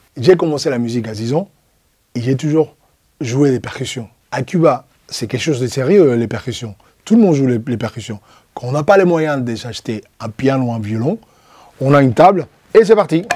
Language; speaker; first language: French; non-native, fluent; Spanish